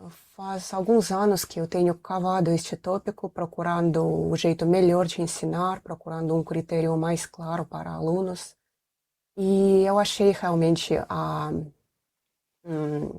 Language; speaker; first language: Portuguese; non-native, fluent; Russian